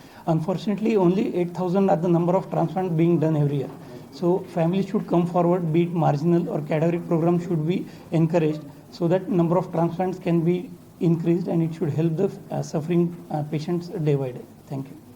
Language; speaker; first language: English; non-native, local second language; Telugu